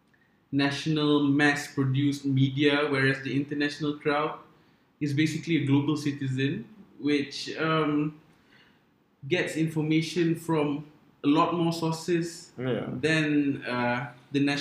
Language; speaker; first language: English; non-native, local second language; Malay